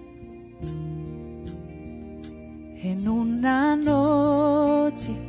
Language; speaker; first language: Spanish; native; Spanish